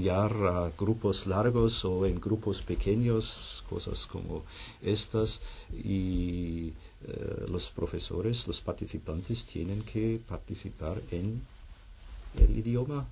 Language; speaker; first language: Spanish; non-native, fluent; German